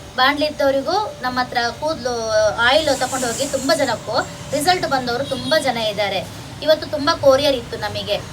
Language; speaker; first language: Kannada; non-native, local second language; Tulu